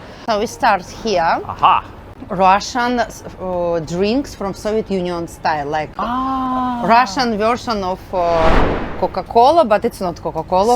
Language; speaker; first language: English; non-native, learner; Russian